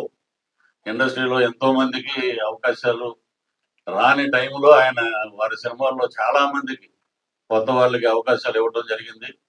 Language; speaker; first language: Telugu; native; Telugu